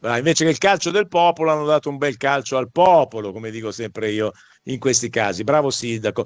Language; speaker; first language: Italian; native; Italian